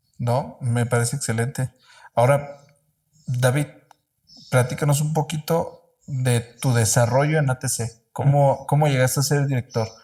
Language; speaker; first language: Spanish; native; Spanish